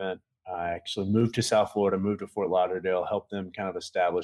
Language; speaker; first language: English; native; English